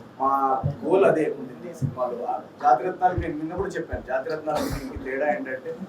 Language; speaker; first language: Telugu; native; Telugu